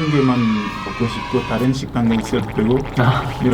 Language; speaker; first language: Korean; non-native, learner; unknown